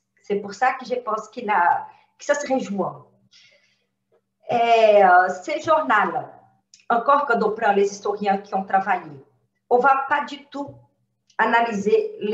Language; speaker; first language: French; non-native, fluent; Portuguese